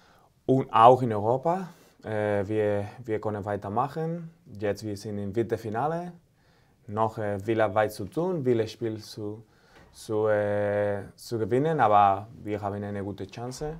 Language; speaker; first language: German; non-native, fluent; Spanish